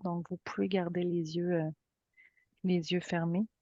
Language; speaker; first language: French; native; French